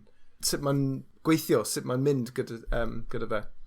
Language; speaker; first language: Welsh; non-native, learner; English